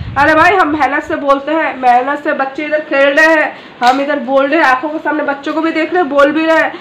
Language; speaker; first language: Hindi; non-native, local second language; Bangla